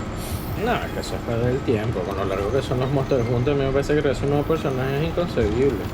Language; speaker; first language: Spanish; native; Spanish